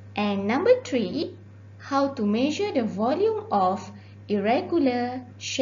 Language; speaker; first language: English; non-native, local second language; Malay